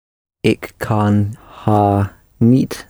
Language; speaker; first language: Dutch; non-native, learner; English